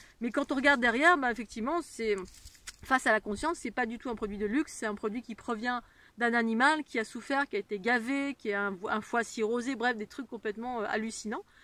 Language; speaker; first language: French; native; French